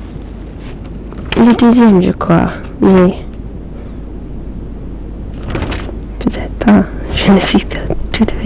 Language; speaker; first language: French; non-native, learner; English